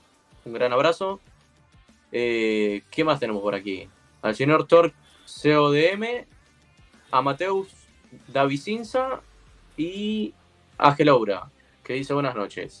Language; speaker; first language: Spanish; native; Spanish